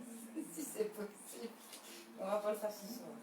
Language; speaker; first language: French; native; French